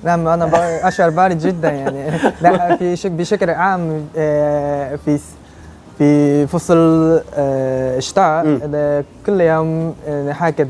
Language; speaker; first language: Arabic; non-native, learner; Japanese